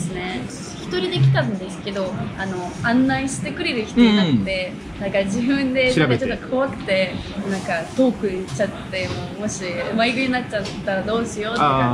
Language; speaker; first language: Japanese; non-native, fluent; Russian